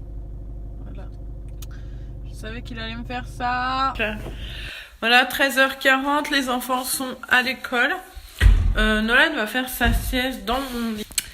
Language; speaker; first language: French; native; French